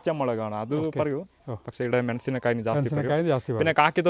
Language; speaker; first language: Malayalam; non-native, local second language; Kannada